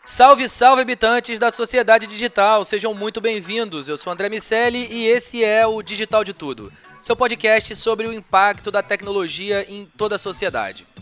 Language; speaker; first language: Portuguese; native; Portuguese